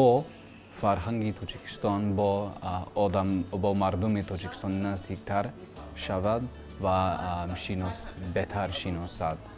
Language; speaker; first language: Persian; non-native, learner; English